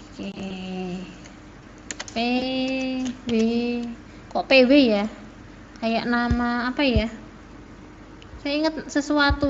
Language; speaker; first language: Indonesian; native; Indonesian